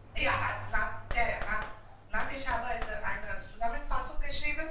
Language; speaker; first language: German; non-native, learner; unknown